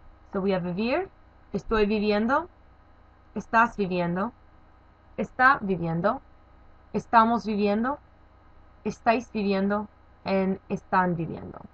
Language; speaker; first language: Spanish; non-native, learner; English